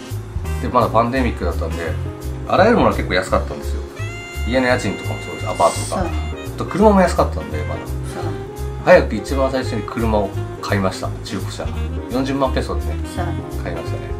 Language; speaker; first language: Japanese; native; Japanese